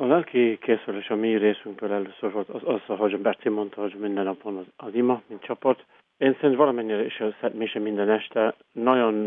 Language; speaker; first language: Hungarian; non-native, learner; English